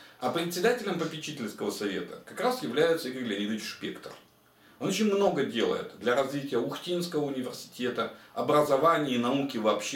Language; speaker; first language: Russian; native; Russian